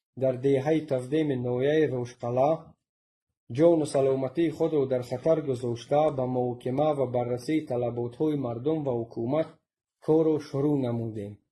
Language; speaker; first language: Tajik; non-native, local second language; Shughni